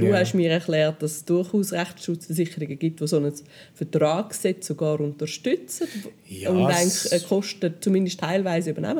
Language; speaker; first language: German; native; German